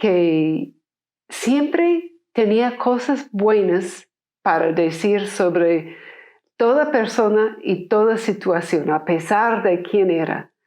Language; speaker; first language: Spanish; non-native, fluent; English